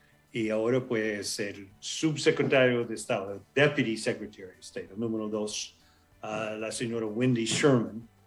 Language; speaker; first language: Spanish; non-native, fluent; English